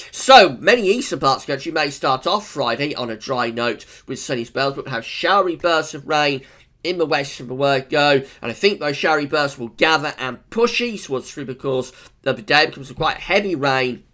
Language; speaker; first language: English; native; English